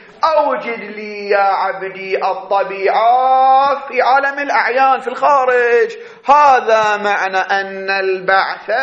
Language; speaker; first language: Arabic; native; Arabic